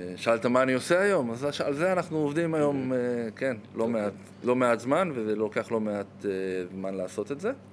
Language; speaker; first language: Hebrew; native; Hebrew